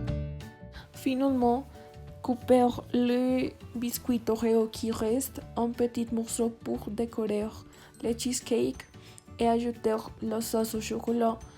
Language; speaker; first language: French; non-native, learner; Spanish